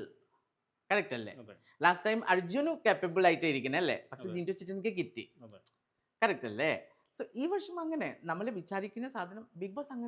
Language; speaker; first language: Malayalam; non-native, local second language; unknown